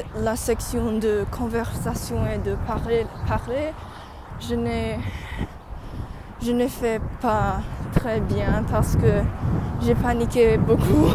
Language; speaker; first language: French; non-native, learner; English